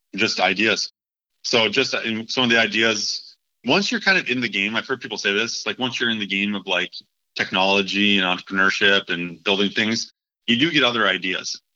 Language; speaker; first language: English; native; English